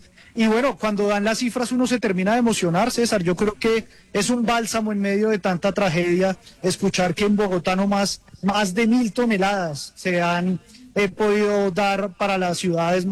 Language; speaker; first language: Spanish; native; Spanish